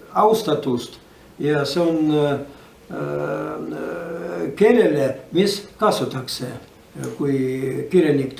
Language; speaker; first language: Estonian; non-native, learner; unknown